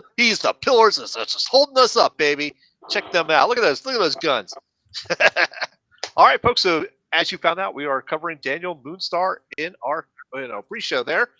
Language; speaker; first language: English; native; English